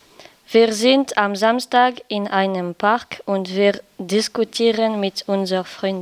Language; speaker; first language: German; non-native, learner; French